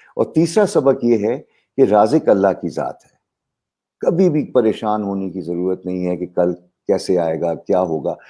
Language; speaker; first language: Urdu; native; Urdu